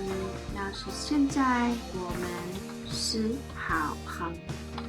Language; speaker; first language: Chinese; non-native, learner; English